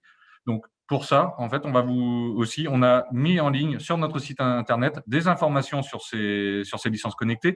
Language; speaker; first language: French; native; French